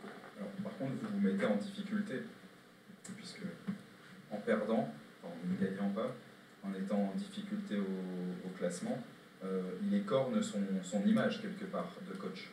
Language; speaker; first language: French; native; French